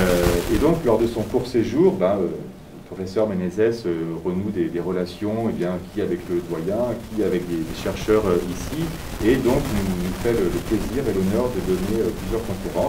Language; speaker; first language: French; native; French